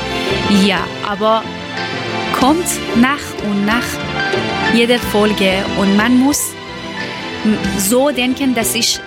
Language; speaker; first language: German; non-native, learner; Persian